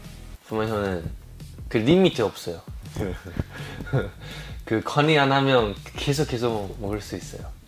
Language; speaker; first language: Korean; non-native, learner; Chinese